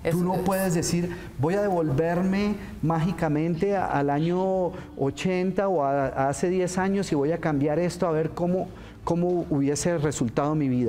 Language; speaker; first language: Spanish; native; Spanish